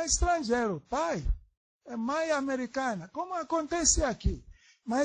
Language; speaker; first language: Portuguese; non-native, learner; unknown